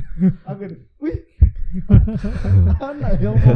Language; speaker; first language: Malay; non-native, local second language; Javanese